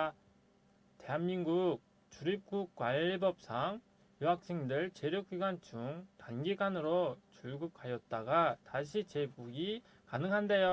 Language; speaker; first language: Korean; non-native, fluent; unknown